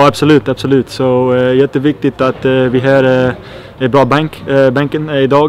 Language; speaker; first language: Swedish; non-native, learner; English